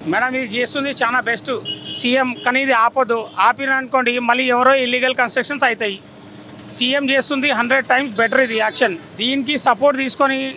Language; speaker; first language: Telugu; native; Telugu